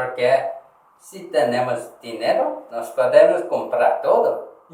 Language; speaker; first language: Spanish; non-native, learner; Korean